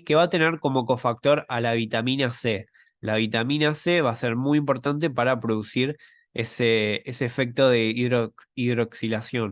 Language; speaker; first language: Spanish; native; Spanish